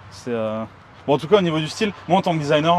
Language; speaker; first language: French; native; French